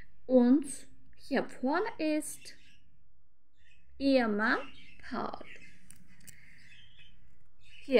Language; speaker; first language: German; non-native, learner; Turkish